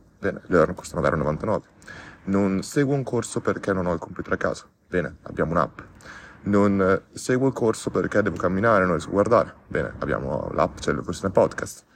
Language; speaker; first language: Italian; native; Italian